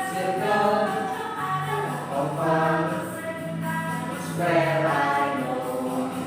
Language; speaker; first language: English; non-native, learner; Indonesian